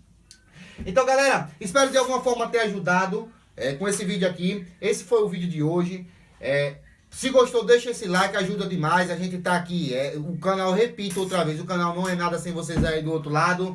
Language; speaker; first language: Portuguese; native; Portuguese